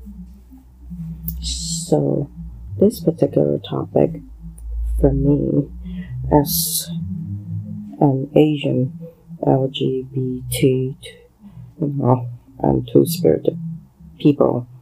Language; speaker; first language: English; non-native, local second language; Cantonese